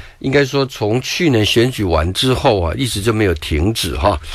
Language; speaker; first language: Chinese; native; Chinese